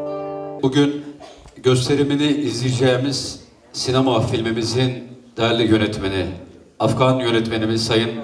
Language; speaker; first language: Turkish; native; Turkish